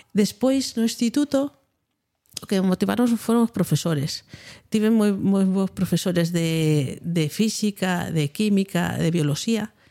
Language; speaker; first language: Galician; non-native, local second language; Spanish